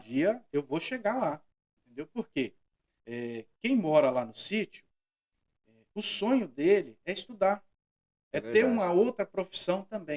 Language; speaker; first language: Portuguese; native; Portuguese